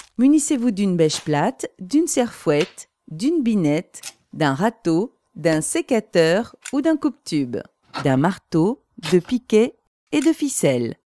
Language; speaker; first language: French; native; French